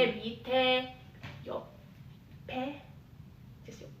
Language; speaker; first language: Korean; non-native, learner; English